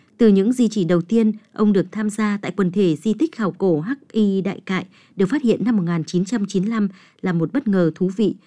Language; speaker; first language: Vietnamese; native; Vietnamese